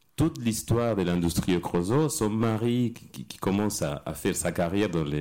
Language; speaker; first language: French; non-native, fluent; Spanish